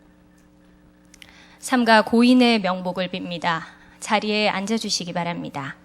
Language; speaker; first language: Korean; native; Korean